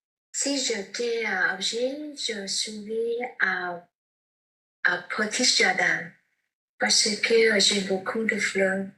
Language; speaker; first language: French; non-native, learner; Vietnamese